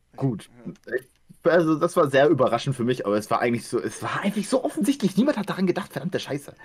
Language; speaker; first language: German; early bilingual, other home language; Ukrainian